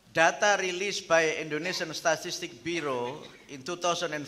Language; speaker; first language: English; non-native, fluent; Indonesian